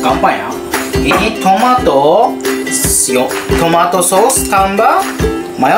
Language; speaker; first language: Indonesian; non-native, learner; Japanese